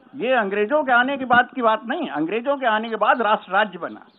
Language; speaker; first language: Hindi; native; Hindi